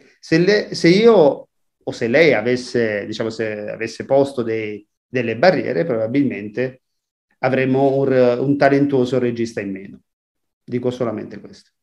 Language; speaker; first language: Italian; native; Italian